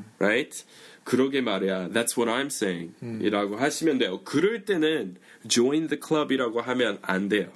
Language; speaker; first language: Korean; non-native, fluent; English